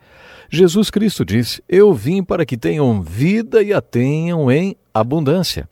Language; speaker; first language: Portuguese; native; Portuguese